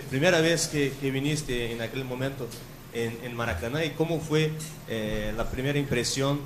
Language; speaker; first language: Spanish; non-native, learner; Portuguese